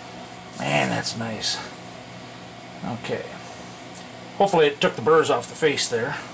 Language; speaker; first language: English; native; English